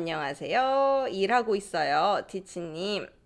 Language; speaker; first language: Korean; non-native, fluent; English